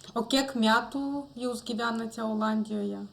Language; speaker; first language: Lithuanian; non-native, learner; Russian